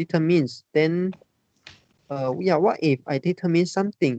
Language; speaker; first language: English; non-native, fluent; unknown